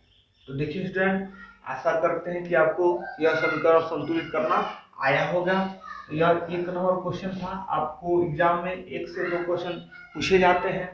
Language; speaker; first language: Hindi; native; Hindi